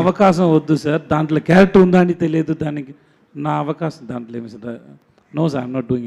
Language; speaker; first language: Telugu; non-native, learner; Tamil